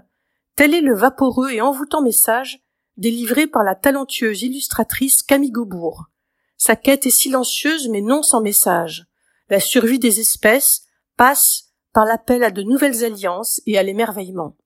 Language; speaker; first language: French; native; French